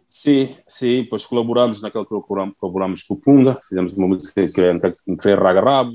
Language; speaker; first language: Portuguese; early bilingual, other home language; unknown